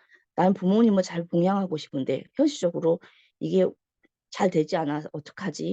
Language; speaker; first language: Korean; native; Korean